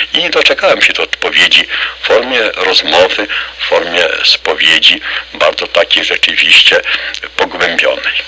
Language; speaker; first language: Polish; native; Polish